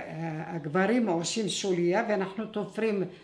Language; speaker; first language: Hebrew; non-native, fluent; Arabic